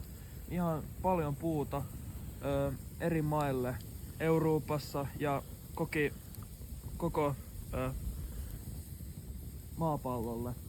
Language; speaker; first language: Finnish; non-native, local second language; Swedish